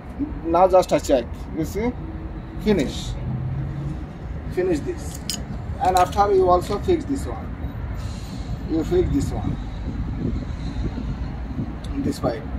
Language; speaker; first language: English; non-native, learner; Bangla